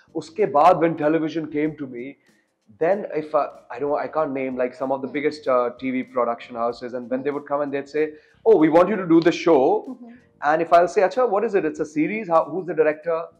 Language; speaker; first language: English; non-native, local second language; Hindi